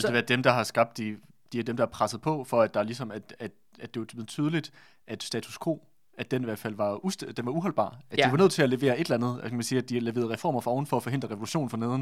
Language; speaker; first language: Danish; native; Danish